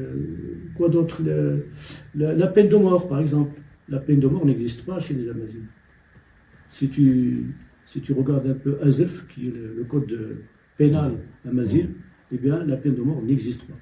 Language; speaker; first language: French; non-native, local second language; Tachelhit